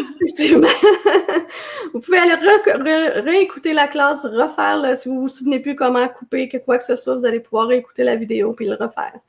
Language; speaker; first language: French; native; French